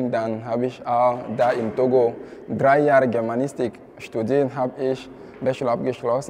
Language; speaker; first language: German; non-native, fluent; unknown